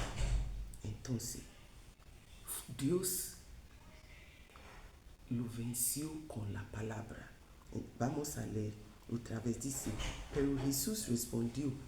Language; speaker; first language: Spanish; non-native, fluent; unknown